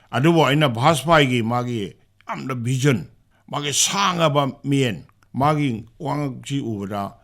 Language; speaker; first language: Manipuri; native; Manipuri